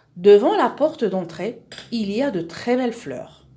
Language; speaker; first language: French; non-native, local second language; Arabic